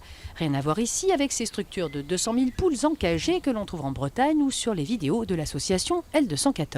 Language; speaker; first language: French; native; French